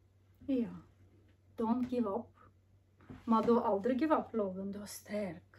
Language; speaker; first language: Norwegian; non-native, learner; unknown